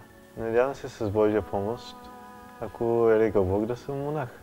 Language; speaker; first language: Bulgarian; early bilingual, heritage; Bulgarian